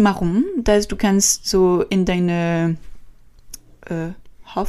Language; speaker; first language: German; non-native, learner; French